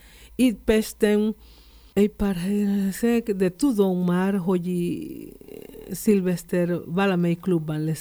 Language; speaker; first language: Hungarian; non-native, learner; Spanish